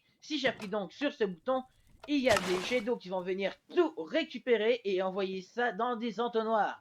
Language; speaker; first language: French; native; French